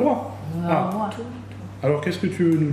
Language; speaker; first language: French; native; French